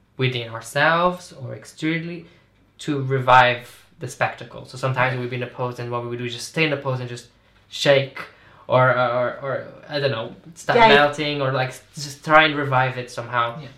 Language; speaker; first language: English; non-native, fluent; Portuguese